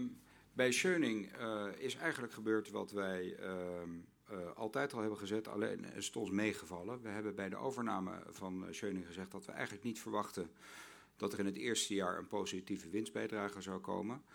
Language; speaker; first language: Dutch; native; Dutch